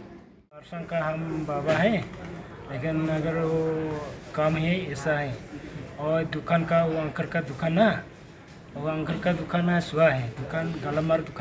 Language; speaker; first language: Hindi; non-native, local second language; Khasi